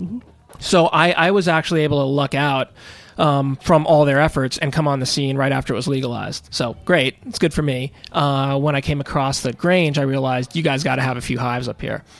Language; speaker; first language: English; native; English